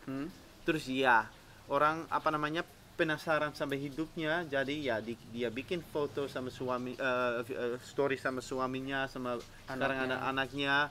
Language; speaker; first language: Indonesian; non-native, fluent; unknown